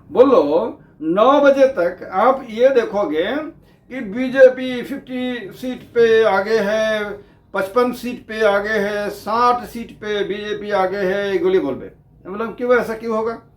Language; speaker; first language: Hindi; non-native, local second language; Bangla